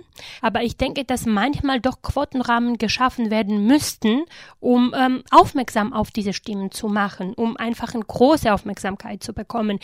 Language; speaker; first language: German; non-native, fluent; Georgian